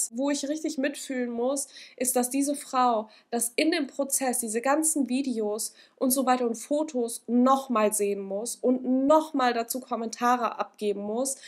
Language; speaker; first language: German; native; German